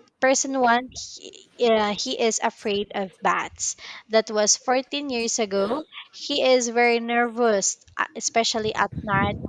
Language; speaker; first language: English; non-native, local second language; Filipino